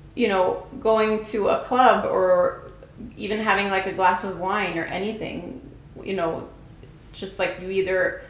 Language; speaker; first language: English; non-native, fluent; Portuguese